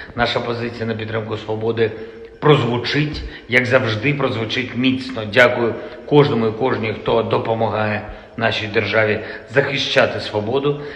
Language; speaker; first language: Ukrainian; non-native, local second language; Russian